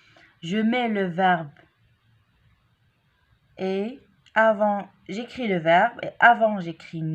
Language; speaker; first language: French; non-native, local second language; Arabic